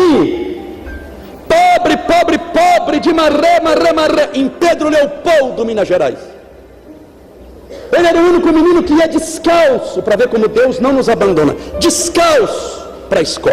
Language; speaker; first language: Portuguese; native; Portuguese